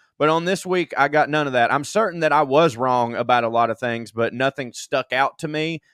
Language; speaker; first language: English; native; English